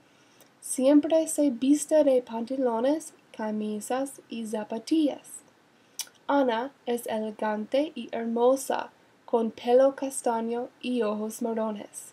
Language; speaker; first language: Spanish; non-native, learner; English